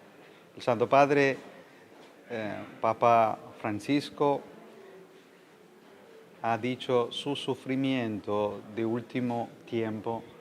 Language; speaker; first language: Spanish; non-native, learner; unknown